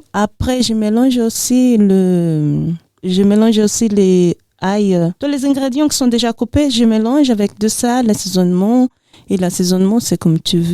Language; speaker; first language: French; non-native, learner; Portuguese